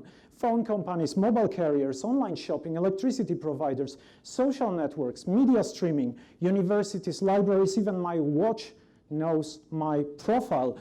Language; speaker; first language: English; non-native, fluent; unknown